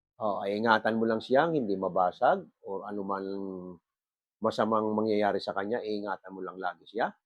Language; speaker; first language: Filipino; non-native, local second language; Bikol